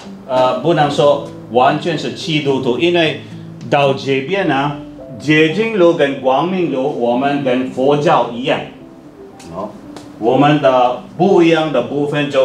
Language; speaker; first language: Chinese; non-native, fluent; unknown